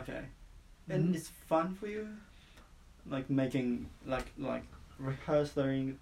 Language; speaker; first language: English; non-native, fluent; Japanese